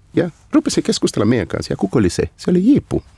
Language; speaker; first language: Finnish; non-native, learner; Portuguese